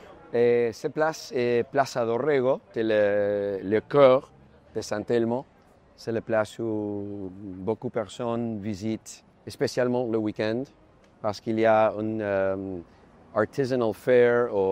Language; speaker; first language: French; non-native, learner; Spanish